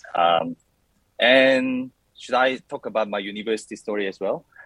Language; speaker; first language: English; non-native, learner; Korean